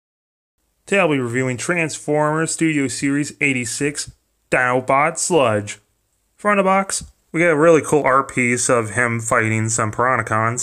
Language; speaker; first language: English; native; English